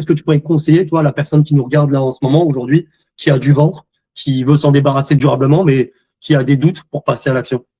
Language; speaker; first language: French; native; French